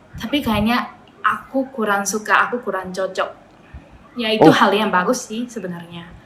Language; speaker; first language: Indonesian; non-native, fluent; Japanese